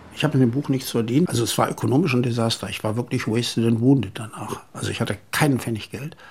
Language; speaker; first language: German; native; German